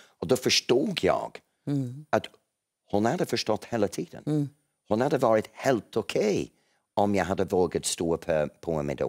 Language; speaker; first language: Swedish; non-native, fluent; English